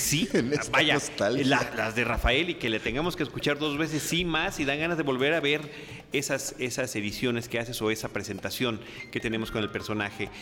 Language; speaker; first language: Spanish; native; Spanish